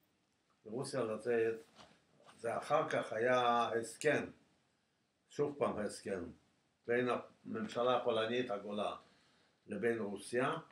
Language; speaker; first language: Hebrew; non-native, fluent; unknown